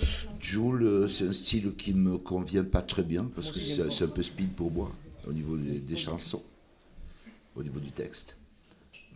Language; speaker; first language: French; early bilingual, other home language; Kabyle